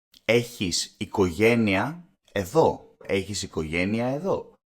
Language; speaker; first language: Greek; non-native, learner; English